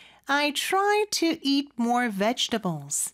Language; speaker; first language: English; non-native, fluent; Korean